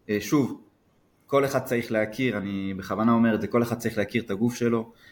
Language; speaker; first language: Hebrew; non-native, fluent; French